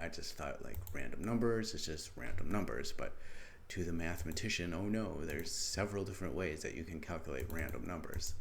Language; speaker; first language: English; native; English